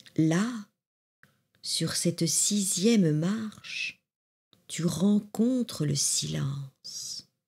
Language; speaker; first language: French; native; French